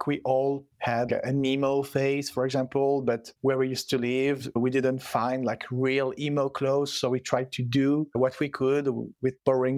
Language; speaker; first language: English; non-native, fluent; French